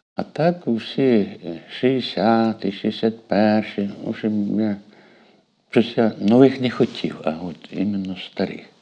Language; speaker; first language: Ukrainian; native; Ukrainian